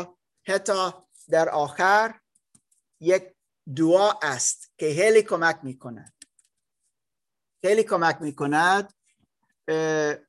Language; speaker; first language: Persian; non-native, learner; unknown